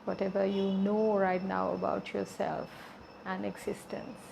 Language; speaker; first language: English; non-native, local second language; Sinhala